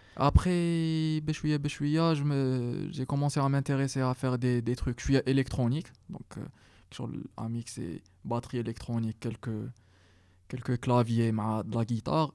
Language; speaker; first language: French; non-native, local second language; Arabic